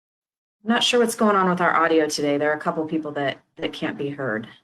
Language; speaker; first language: English; native; English